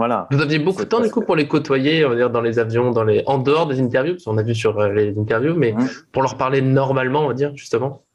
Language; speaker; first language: French; native; French